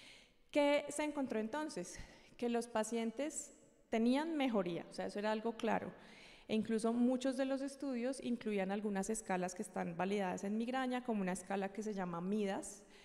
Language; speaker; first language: Spanish; native; Spanish